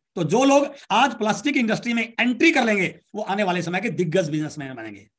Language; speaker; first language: Hindi; native; Hindi